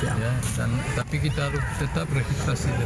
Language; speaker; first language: Indonesian; non-native, fluent; Spanish